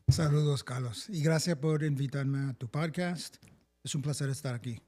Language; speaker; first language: Spanish; early bilingual, other home language; English